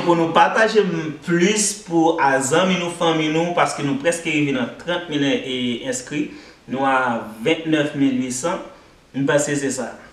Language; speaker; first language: Portuguese; non-native, learner; Haitian Creole